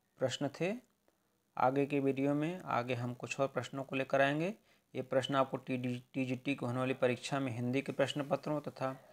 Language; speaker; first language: Hindi; native; Hindi